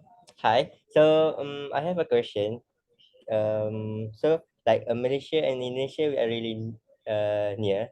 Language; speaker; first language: English; non-native, learner; Malay